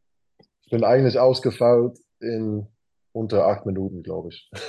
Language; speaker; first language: German; non-native, fluent; English